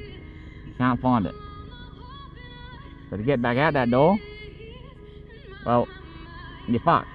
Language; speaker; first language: English; native; English